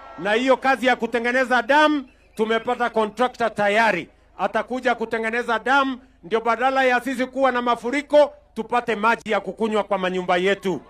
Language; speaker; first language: Swahili; non-native, local second language; Kalenjin